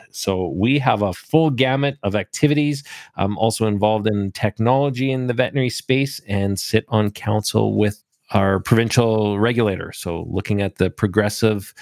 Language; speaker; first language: English; native; English